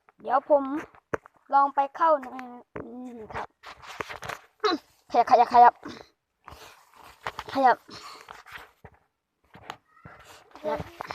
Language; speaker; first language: Thai; native; Thai